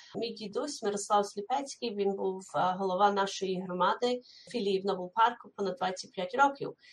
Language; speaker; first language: Ukrainian; early bilingual, heritage; Ukrainian